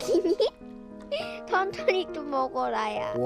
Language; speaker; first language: Korean; native; Korean